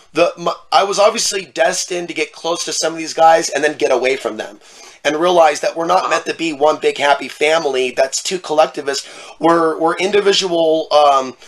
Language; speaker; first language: English; native; English